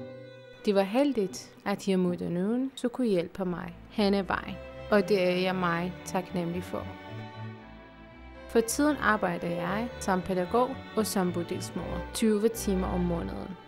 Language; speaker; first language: Danish; non-native, fluent; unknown